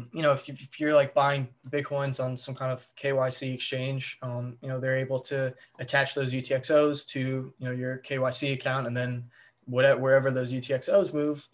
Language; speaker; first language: English; native; English